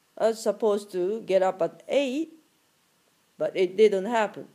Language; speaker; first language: English; non-native, fluent; Japanese